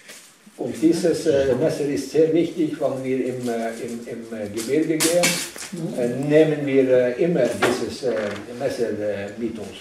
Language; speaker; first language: German; non-native, learner; Northern Sami